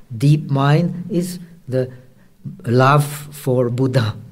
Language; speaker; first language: English; non-native, fluent; Czech